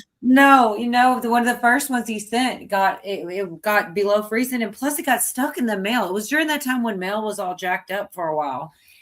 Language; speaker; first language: English; native; English